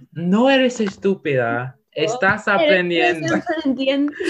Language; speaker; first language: Spanish; non-native, learner; English